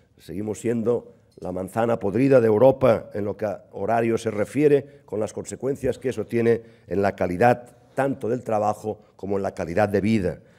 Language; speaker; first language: Spanish; non-native, local second language; Catalan